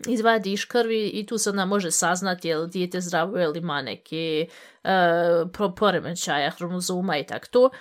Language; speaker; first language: Bosnian; early bilingual, heritage; Bosnian